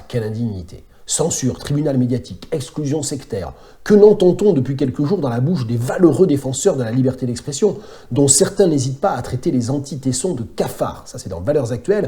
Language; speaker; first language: French; native; French